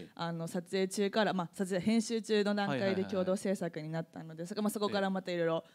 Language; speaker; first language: Japanese; native; Japanese